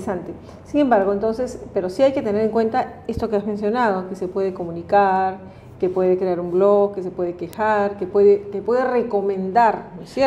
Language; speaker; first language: Spanish; native; Spanish